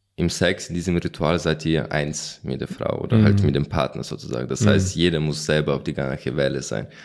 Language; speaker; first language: German; non-native, fluent; Ukrainian